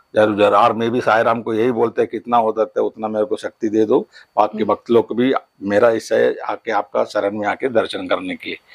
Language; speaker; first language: Hindi; non-native, local second language; Tamil